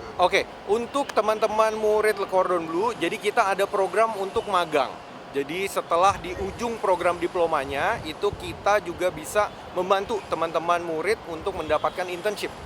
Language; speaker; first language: Indonesian; native; Indonesian